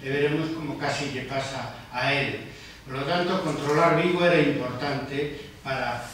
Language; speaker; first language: Spanish; non-native, local second language; Galician